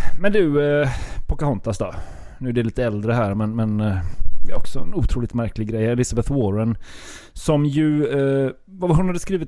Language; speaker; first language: Swedish; native; Swedish